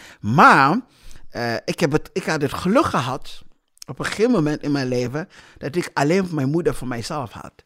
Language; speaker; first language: Dutch; non-native, fluent; English